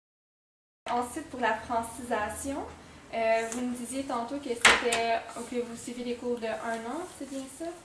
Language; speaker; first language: French; native; French